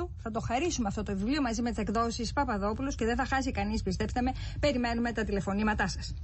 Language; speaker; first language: Greek; native; Greek